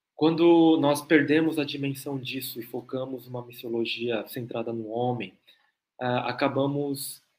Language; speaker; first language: Portuguese; non-native, fluent; Korean